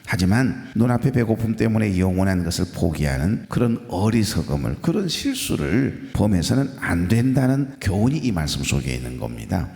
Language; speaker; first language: Korean; native; Korean